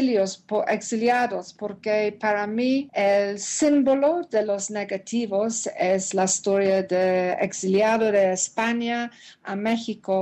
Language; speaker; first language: Spanish; non-native, learner; English